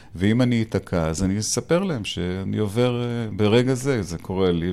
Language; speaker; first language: Hebrew; native; Hebrew